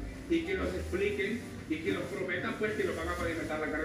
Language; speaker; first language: Spanish; native; Spanish